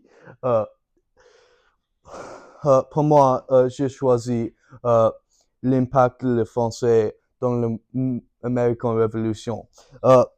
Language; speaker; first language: French; non-native, learner; English